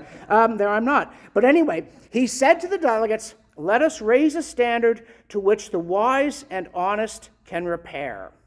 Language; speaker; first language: English; native; English